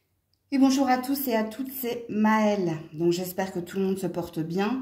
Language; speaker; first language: French; native; French